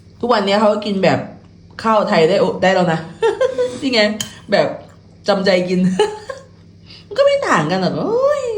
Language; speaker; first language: Thai; native; Thai